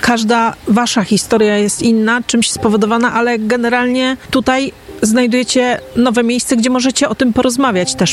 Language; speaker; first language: Polish; native; Polish